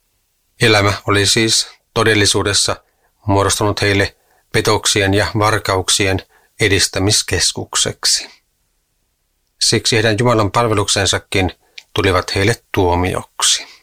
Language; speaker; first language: Finnish; native; Finnish